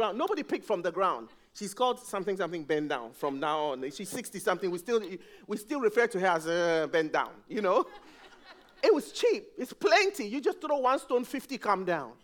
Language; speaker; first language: English; non-native, local second language; Akan